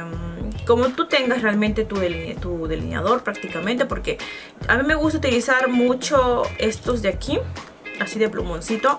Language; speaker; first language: Spanish; native; Spanish